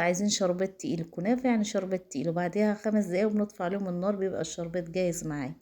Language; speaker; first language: Arabic; native; Arabic